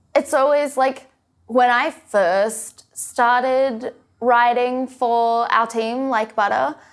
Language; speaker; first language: English; native; English